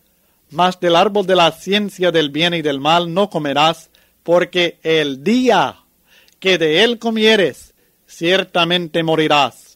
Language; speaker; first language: Spanish; native; Spanish